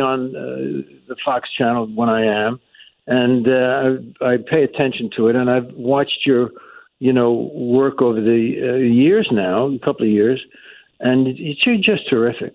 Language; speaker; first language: English; native; English